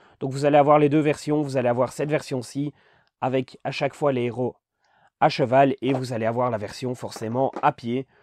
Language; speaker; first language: French; native; French